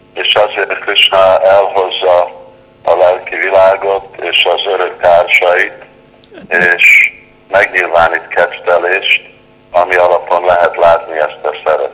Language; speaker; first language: Hungarian; non-native, fluent; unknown